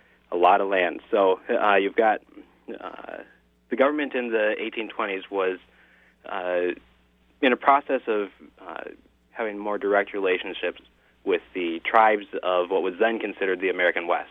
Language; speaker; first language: English; native; English